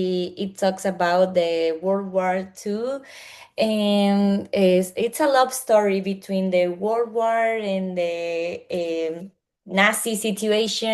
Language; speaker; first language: English; non-native, learner; Spanish